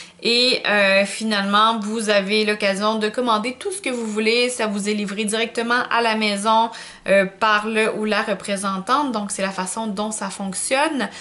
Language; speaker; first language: French; native; French